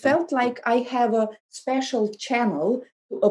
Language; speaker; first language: English; non-native, fluent; Slovenian